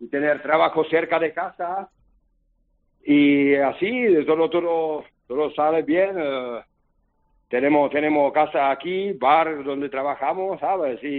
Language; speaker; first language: Spanish; non-native, learner; Czech